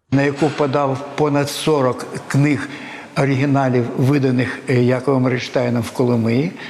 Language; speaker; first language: Ukrainian; native; Ukrainian